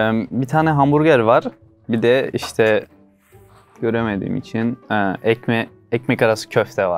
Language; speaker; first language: Turkish; non-native, fluent; Uzbek